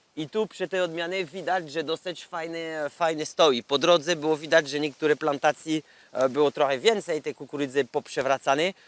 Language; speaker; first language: Polish; non-native, learner; French